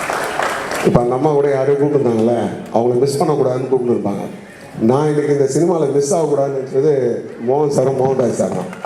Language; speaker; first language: Tamil; native; Tamil